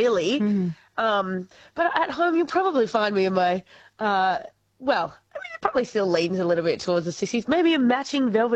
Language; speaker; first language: English; native; English